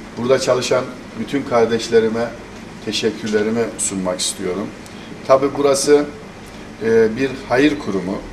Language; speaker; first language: Turkish; native; Turkish